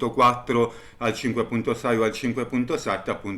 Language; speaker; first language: Italian; native; Italian